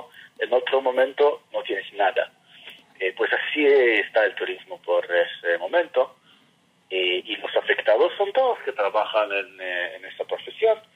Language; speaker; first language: Spanish; non-native, fluent; Hebrew